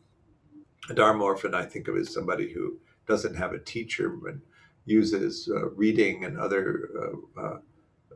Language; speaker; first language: English; native; English